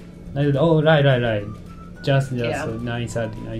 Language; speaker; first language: English; non-native, learner; Japanese